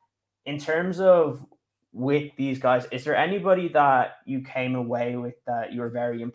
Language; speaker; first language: English; native; English